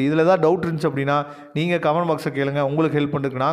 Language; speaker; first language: Tamil; native; Tamil